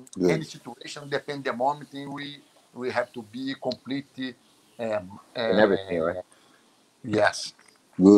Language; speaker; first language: English; non-native, learner; Portuguese